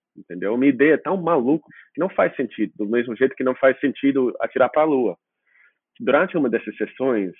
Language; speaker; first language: Portuguese; non-native, fluent; English